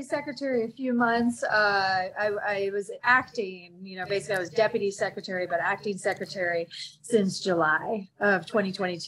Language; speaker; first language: English; native; English